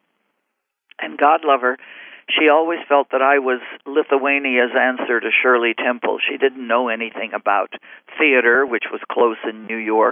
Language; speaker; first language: English; native; English